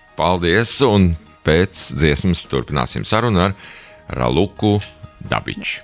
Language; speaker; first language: Latvian; native; Latvian